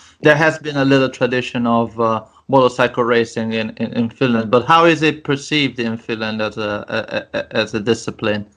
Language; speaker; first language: English; non-native, fluent; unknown